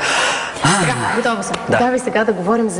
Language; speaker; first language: Bulgarian; native; Bulgarian